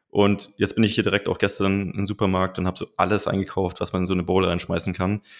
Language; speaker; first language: German; native; German